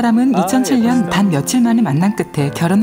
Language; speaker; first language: Korean; native; Korean